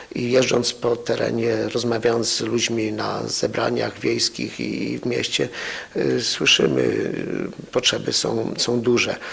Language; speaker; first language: Polish; native; Polish